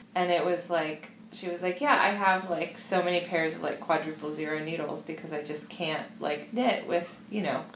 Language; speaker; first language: English; native; English